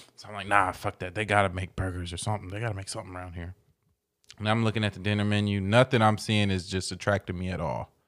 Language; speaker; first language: English; native; English